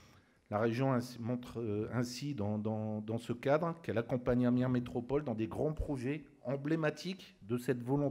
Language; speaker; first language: French; native; French